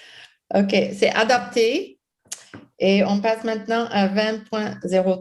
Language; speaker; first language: French; non-native, local second language; English